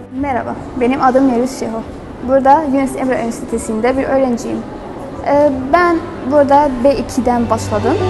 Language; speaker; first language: Turkish; non-native, fluent; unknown